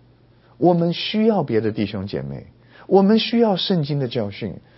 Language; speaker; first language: Chinese; native; Chinese